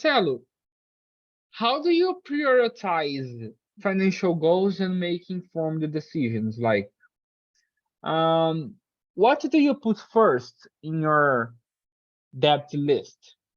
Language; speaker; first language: English; non-native, fluent; Portuguese